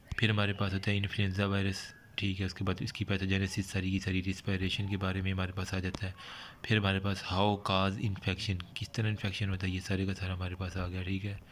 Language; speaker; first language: Urdu; native; Urdu